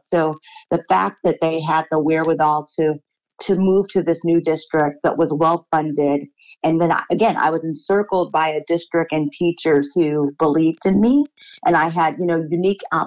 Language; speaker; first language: English; native; English